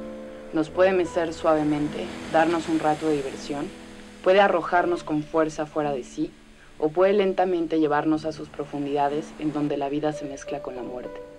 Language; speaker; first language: Spanish; native; Spanish